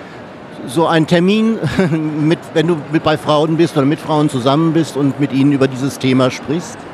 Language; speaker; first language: German; native; German